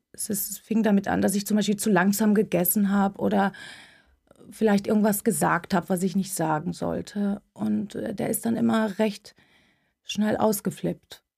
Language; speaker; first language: German; early bilingual, other home language; Turkish